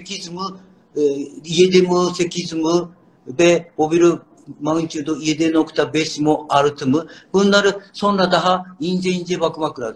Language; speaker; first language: Turkish; non-native, learner; Japanese